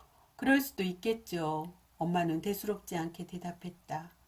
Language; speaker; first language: Korean; native; Korean